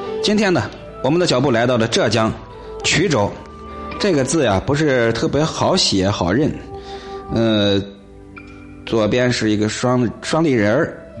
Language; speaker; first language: Chinese; native; Chinese